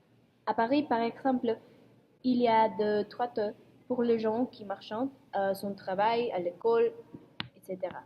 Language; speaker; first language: French; non-native, learner; Spanish